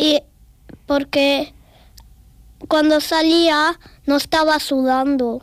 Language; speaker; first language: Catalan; non-native, local second language; Spanish